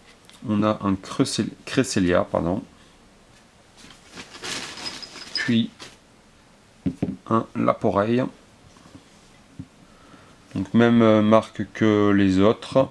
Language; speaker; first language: French; native; French